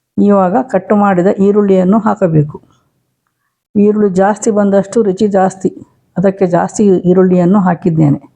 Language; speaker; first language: Kannada; non-native, local second language; Konkani